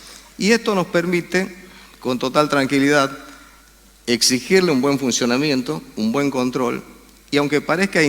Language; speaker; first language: Spanish; native; Spanish